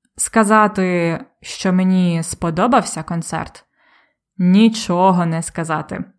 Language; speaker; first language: Ukrainian; native; Ukrainian